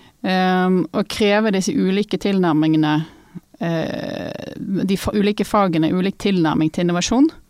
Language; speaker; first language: Norwegian; native; Norwegian